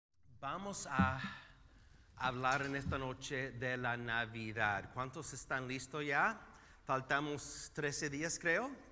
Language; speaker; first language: Spanish; non-native, fluent; English